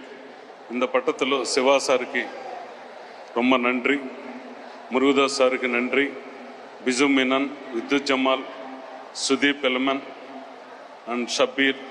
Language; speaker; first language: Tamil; non-native, learner; Telugu